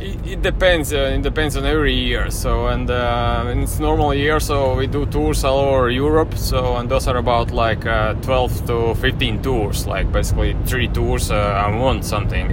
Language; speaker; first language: English; non-native, fluent; Latvian